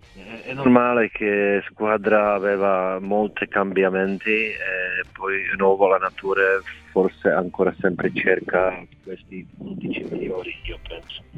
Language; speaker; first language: Italian; non-native, fluent; Czech